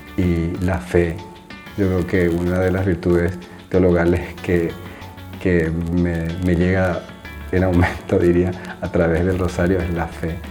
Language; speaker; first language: Spanish; native; Spanish